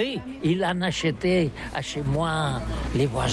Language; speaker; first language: French; non-native, learner; Catalan